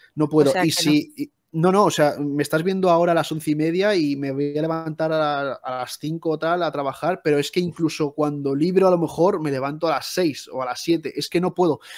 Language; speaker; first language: Spanish; native; Spanish